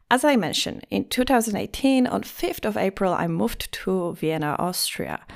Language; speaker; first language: English; non-native, fluent; Polish